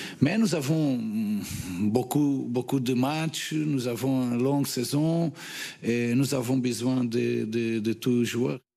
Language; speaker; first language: French; non-native, fluent; Portuguese